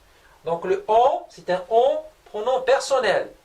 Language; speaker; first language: French; non-native, local second language; Arabic